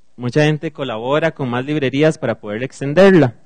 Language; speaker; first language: Spanish; native; Spanish